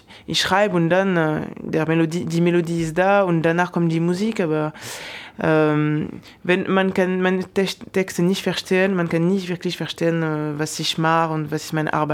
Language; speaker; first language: German; non-native, fluent; French